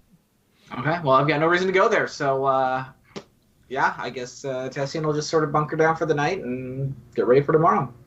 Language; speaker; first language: English; native; English